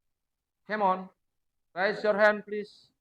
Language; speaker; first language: English; non-native, learner; Javanese